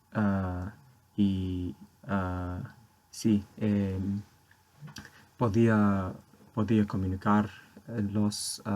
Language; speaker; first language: Spanish; non-native, learner; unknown